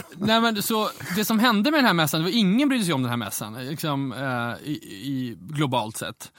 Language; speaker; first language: Swedish; native; Swedish